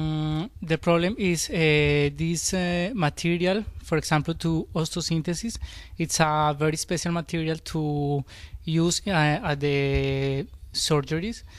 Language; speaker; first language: English; non-native, learner; Spanish